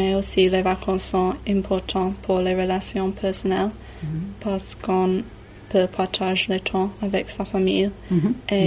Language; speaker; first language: French; non-native, learner; English